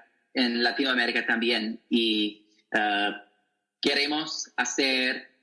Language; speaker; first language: Spanish; non-native, learner; English